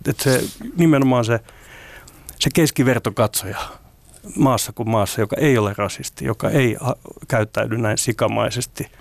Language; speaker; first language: Finnish; non-native, local second language; Swedish